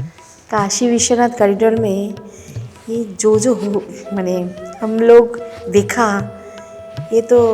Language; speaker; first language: Hindi; non-native, local second language; Bangla